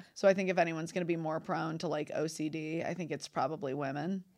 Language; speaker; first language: English; native; English